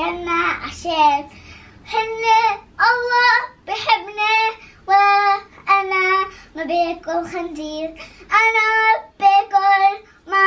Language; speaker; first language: Arabic; early bilingual, heritage; Arabic